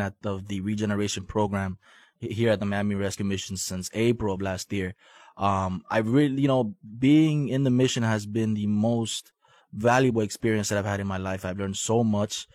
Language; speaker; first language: English; native; English